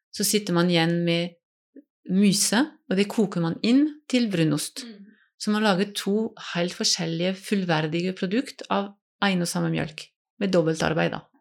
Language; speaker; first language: Norwegian; non-native, fluent; French